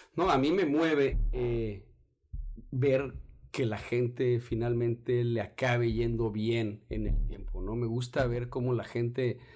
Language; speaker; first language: Spanish; native; Spanish